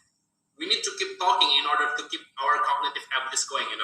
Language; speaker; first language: English; non-native, fluent; Indonesian